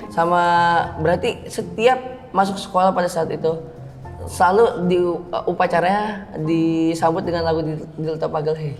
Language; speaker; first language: Indonesian; native; Indonesian